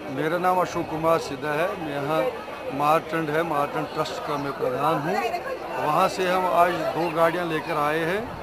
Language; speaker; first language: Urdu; non-native, local second language; Kashmiri